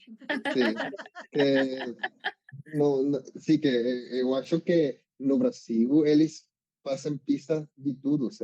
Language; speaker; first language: Portuguese; non-native, learner; Spanish